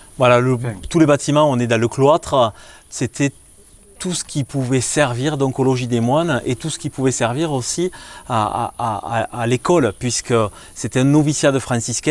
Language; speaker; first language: French; native; French